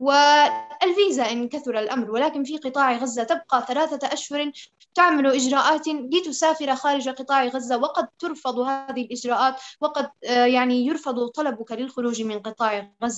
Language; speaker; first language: Arabic; native; Arabic